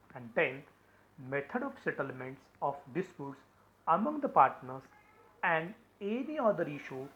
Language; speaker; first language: English; non-native, local second language; Marathi